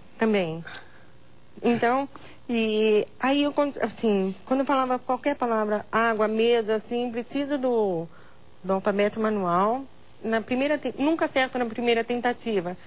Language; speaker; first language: Portuguese; non-native, local second language; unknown